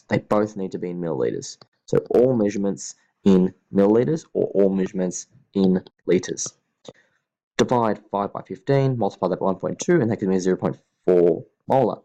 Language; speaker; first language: English; native; English